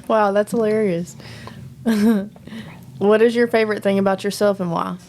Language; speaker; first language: English; native; English